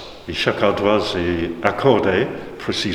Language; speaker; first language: French; non-native, fluent; English